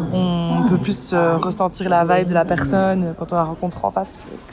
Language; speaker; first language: French; native; French